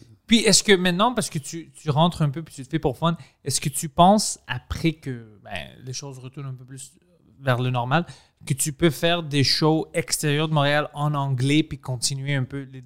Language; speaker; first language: French; non-native, local second language; English